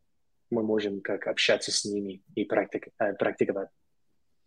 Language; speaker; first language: Russian; non-native, learner; English